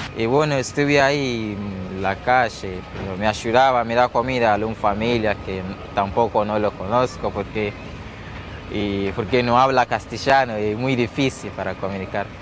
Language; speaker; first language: Spanish; non-native, learner; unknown